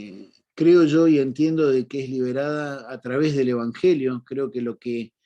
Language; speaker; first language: Spanish; native; Spanish